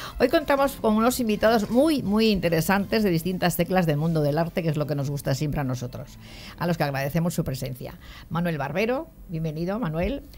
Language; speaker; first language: Spanish; native; Spanish